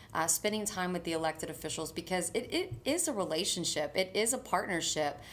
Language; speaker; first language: English; native; English